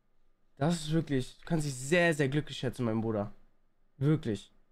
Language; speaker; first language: German; native; German